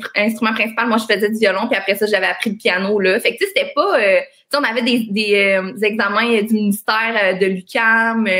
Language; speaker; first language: French; native; French